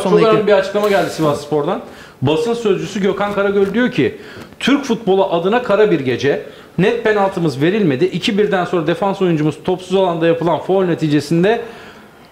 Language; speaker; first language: Turkish; native; Turkish